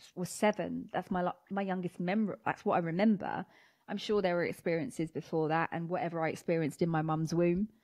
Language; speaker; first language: English; native; English